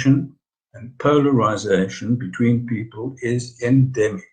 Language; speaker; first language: English; native; English